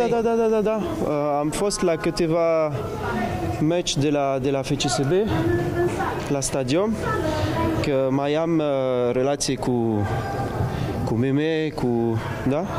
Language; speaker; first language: Romanian; non-native, learner; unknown